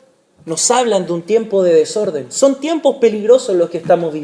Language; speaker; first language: Spanish; native; Spanish